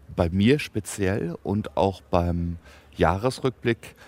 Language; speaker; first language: German; native; German